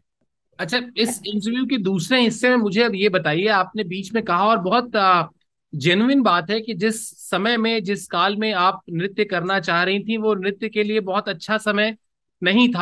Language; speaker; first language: Hindi; native; Hindi